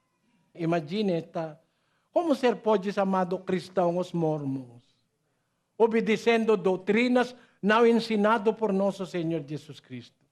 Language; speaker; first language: Portuguese; non-native, learner; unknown